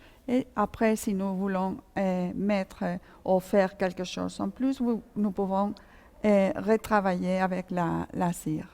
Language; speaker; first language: French; non-native, fluent; Spanish